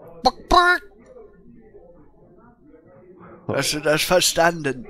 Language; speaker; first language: German; native; German